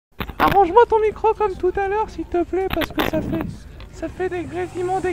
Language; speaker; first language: French; native; French